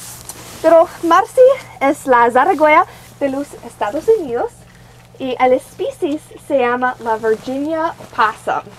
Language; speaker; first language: Spanish; non-native, learner; English